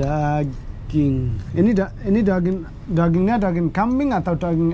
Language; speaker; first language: Indonesian; non-native, learner; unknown